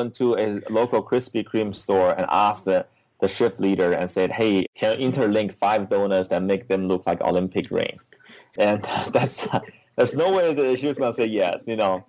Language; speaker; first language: English; non-native, fluent; Chinese